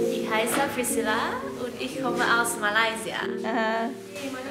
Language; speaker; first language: German; non-native, learner; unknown